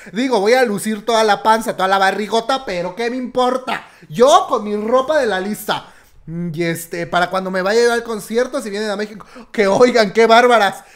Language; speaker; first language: Spanish; native; Spanish